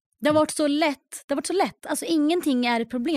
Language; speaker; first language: Swedish; native; Swedish